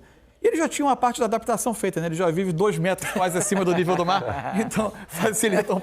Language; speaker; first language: Portuguese; native; Portuguese